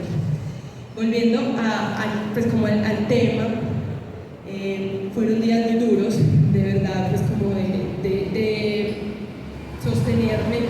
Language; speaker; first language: Spanish; native; Spanish